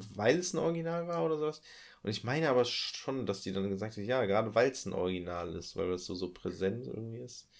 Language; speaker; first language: German; native; German